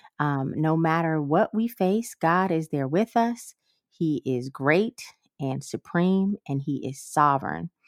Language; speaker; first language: English; early bilingual, other home language; Amharic